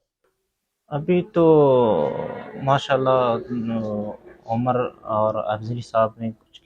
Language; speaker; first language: Hindi; non-native, learner; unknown